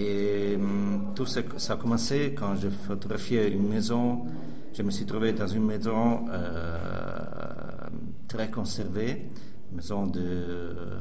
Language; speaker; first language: French; non-native, local second language; Italian